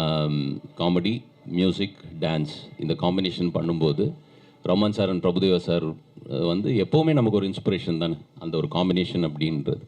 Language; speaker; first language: Tamil; native; Tamil